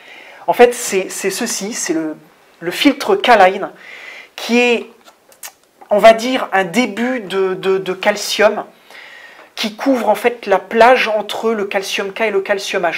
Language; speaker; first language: French; native; French